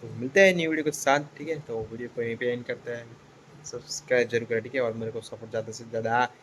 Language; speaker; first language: Hindi; non-native, local second language; Gujarati